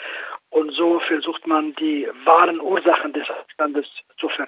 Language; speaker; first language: German; non-native, fluent; Kurdish